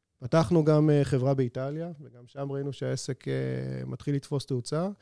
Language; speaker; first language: Hebrew; native; Hebrew